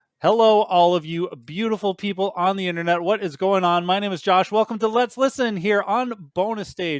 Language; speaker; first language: English; native; English